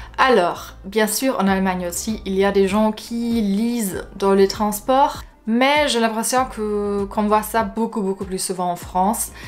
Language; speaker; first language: French; non-native, fluent; German